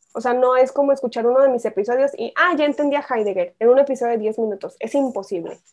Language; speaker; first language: Spanish; native; Spanish